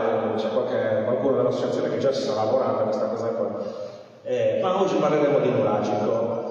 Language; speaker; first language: Italian; native; Italian